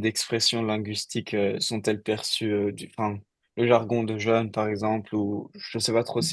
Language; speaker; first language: French; non-native, local second language; Dutch